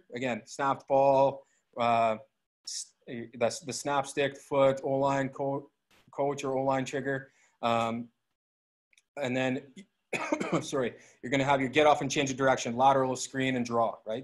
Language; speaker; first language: English; native; English